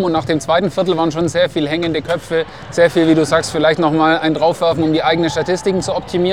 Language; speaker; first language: German; native; German